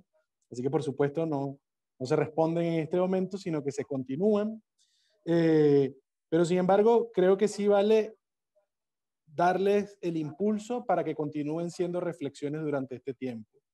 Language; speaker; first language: Spanish; native; Spanish